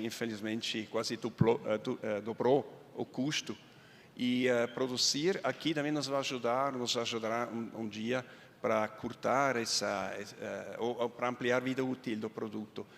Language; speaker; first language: Portuguese; non-native, fluent; Swiss German